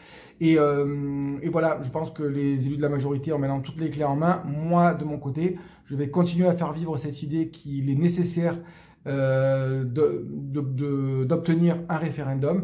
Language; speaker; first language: French; native; French